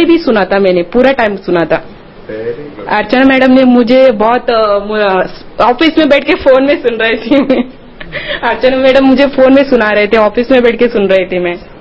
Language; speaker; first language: Hindi; non-native, local second language; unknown